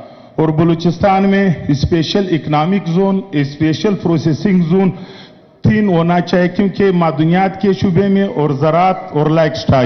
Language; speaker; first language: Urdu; non-native, local second language; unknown